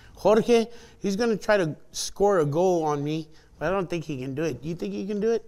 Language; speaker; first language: English; early bilingual, other home language; Spanish